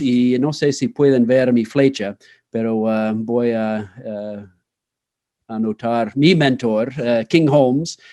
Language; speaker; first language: Spanish; non-native, fluent; English